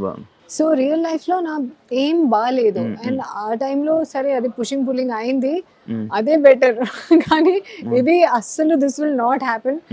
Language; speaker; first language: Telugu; non-native, learner; Hindi